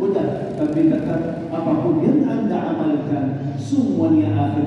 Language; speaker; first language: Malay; non-native, fluent; Arabic